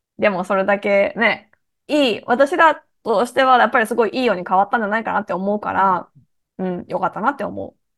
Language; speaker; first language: Japanese; native; Japanese